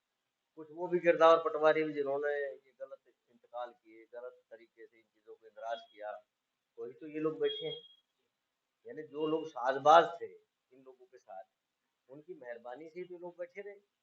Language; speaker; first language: Hindi; native; Hindi